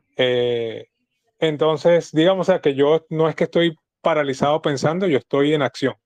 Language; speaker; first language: Spanish; native; Spanish